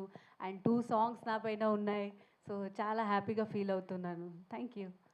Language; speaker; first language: Telugu; non-native, learner; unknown